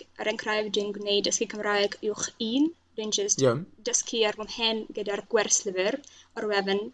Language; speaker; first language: Welsh; non-native, learner; Russian